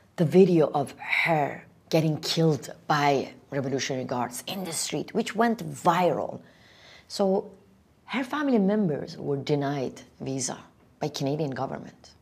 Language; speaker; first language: English; non-native, fluent; Persian